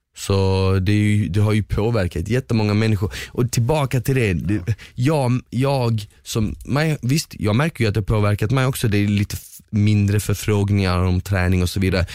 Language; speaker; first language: Swedish; early bilingual, other home language; Bosnian